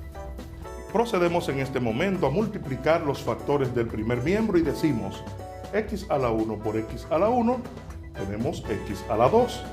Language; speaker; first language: Spanish; native; Spanish